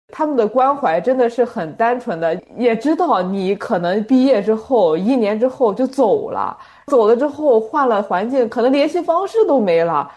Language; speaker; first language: Chinese; native; Chinese